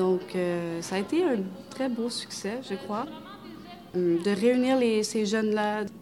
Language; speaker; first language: French; early bilingual, other home language; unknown